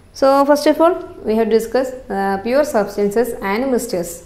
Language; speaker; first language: English; non-native, local second language; Malayalam